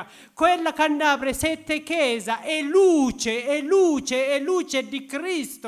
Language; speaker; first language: Italian; non-native, learner; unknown